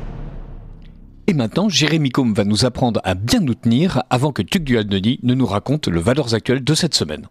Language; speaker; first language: French; native; French